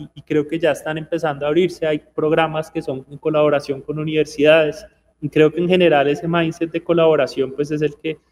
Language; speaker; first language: Spanish; native; Spanish